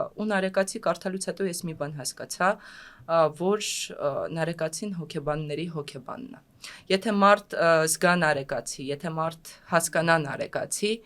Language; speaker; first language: Armenian; non-native, fluent; Russian